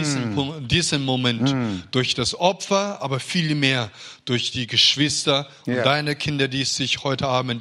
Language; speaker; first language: German; non-native, fluent; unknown